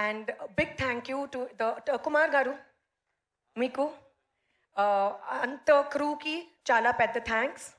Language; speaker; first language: Telugu; non-native, learner; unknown